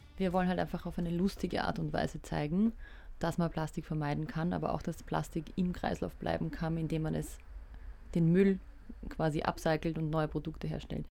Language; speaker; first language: German; native; German